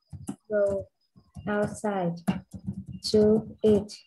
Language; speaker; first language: English; non-native, learner; Vietnamese